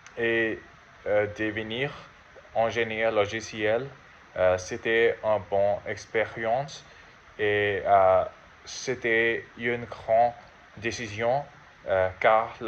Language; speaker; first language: French; non-native, learner; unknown